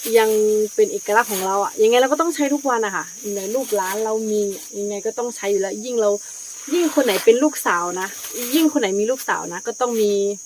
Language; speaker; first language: Thai; non-native, local second language; Karen languages